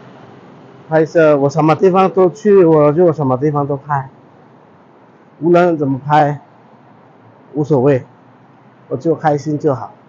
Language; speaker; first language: Chinese; non-native, fluent; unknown